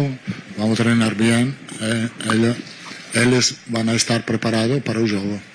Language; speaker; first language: Portuguese; non-native, learner; Italian